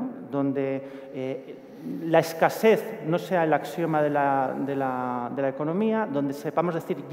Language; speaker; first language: Spanish; native; Spanish